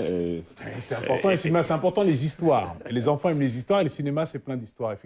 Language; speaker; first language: French; native; French